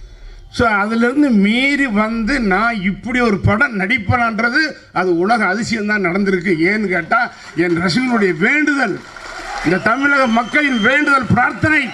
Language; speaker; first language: Tamil; native; Tamil